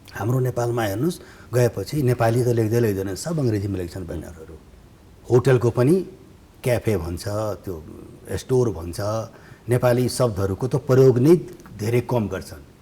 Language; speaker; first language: Nepali; non-native, local second language; Bhojpuri